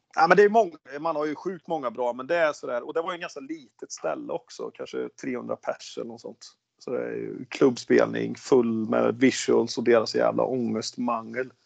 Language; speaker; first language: Swedish; native; Swedish